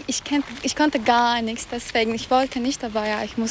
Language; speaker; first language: German; non-native, fluent; Turkish